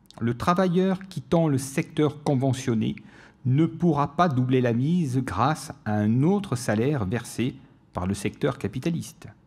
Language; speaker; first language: French; native; French